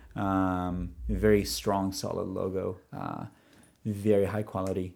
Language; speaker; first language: English; early bilingual, other home language; Spanish